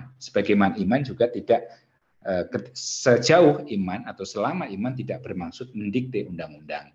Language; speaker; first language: Indonesian; native; Indonesian